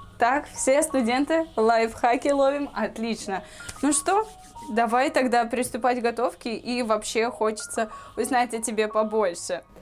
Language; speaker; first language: Russian; native; Russian